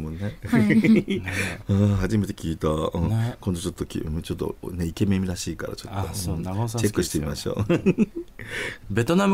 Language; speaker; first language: Japanese; native; Japanese